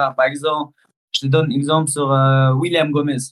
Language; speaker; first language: French; early bilingual, heritage; Russian